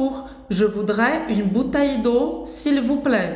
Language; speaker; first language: French; non-native, fluent; Portuguese